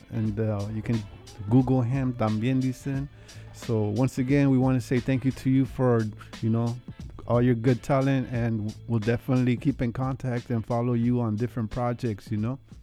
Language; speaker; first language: English; early bilingual, other home language; Spanish